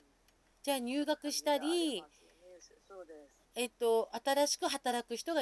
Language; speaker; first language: Japanese; native; Japanese